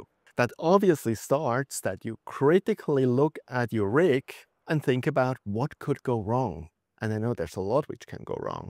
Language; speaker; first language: English; non-native, fluent; German